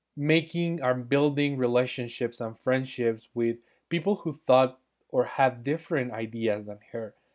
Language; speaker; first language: English; non-native, fluent; Spanish